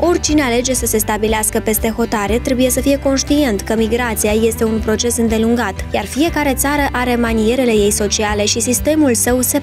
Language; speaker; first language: Romanian; native; Romanian